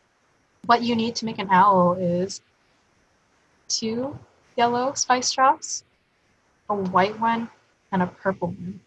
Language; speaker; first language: English; native; English